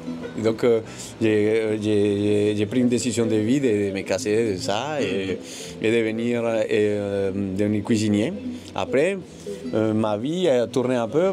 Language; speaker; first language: French; non-native, fluent; Spanish